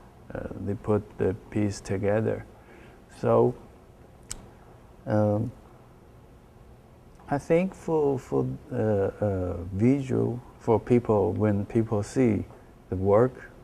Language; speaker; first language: English; non-native, learner; Chinese